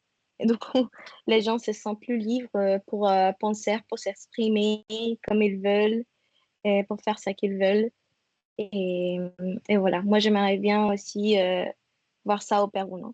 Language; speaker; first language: French; non-native, fluent; Spanish